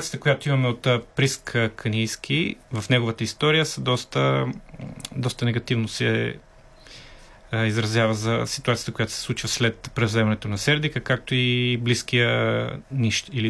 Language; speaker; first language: Bulgarian; native; Bulgarian